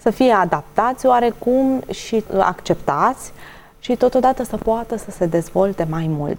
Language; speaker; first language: Romanian; native; Romanian